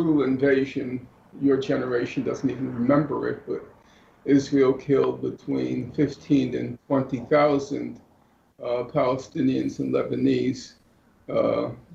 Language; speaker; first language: English; native; English